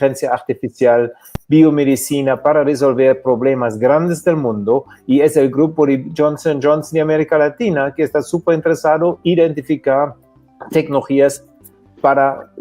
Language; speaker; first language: Spanish; non-native, fluent; German